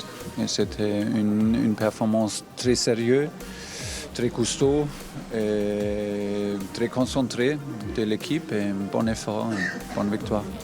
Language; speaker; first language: French; non-native, fluent; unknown